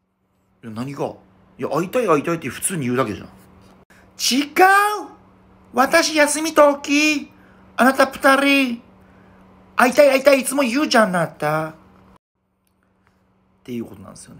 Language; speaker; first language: Japanese; native; Japanese